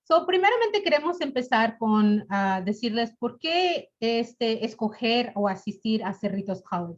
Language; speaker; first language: Spanish; early bilingual, other home language; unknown